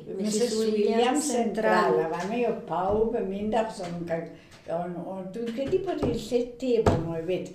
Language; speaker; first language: Welsh; early bilingual, heritage; Welsh